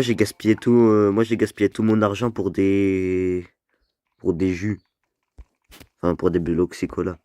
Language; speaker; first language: French; native; French